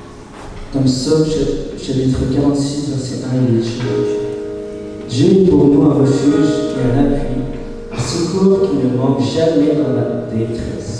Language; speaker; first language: French; non-native, fluent; Chinese